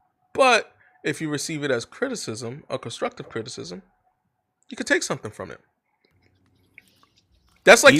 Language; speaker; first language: English; native; English